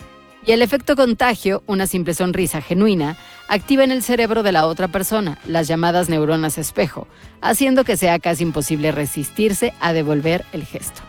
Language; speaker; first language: Spanish; native; Spanish